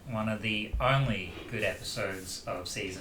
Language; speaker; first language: English; native; English